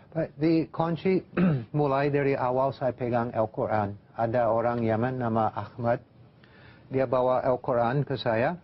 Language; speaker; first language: Indonesian; non-native, fluent; English